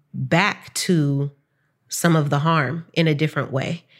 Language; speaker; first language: English; native; English